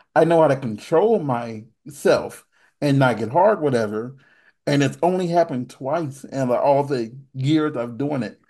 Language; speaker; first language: English; native; English